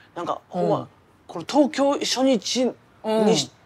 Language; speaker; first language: Japanese; native; Japanese